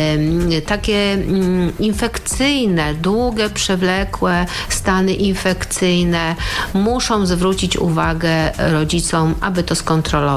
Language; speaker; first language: Polish; native; Polish